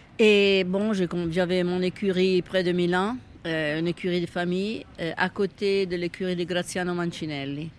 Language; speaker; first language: French; non-native, fluent; Italian